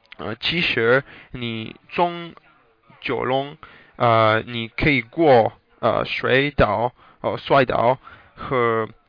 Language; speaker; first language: Chinese; non-native, learner; English